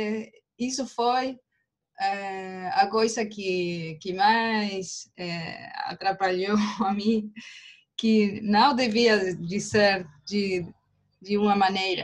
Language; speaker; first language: Portuguese; non-native, learner; Spanish